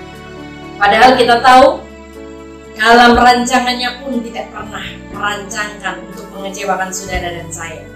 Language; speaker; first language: Indonesian; native; Indonesian